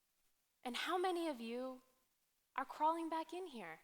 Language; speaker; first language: English; native; English